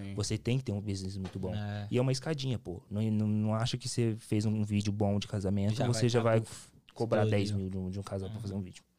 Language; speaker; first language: Portuguese; native; Portuguese